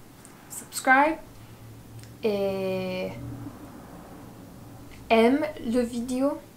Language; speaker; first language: French; non-native, learner; English